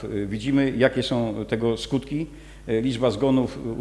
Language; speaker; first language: Polish; native; Polish